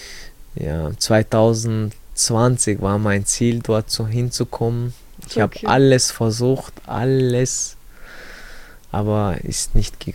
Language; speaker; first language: German; early bilingual, other home language; Chechen